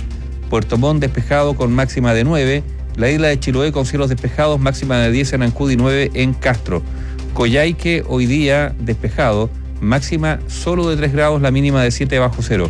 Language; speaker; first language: Spanish; native; Spanish